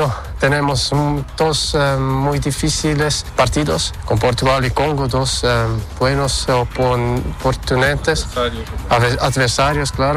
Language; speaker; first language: Spanish; non-native, learner; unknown